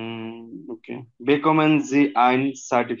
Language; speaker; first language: German; non-native, learner; Bangla